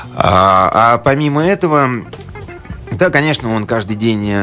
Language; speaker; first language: Russian; native; Russian